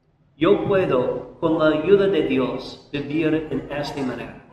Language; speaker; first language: Spanish; non-native, learner; English